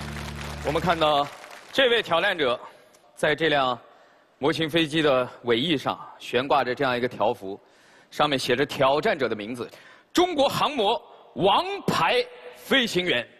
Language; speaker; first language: Chinese; native; Chinese